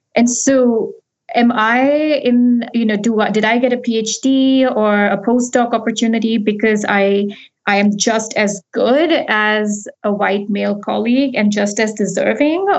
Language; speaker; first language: English; non-native, local second language; Hindi